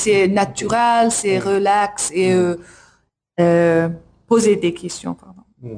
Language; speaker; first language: French; non-native, learner; English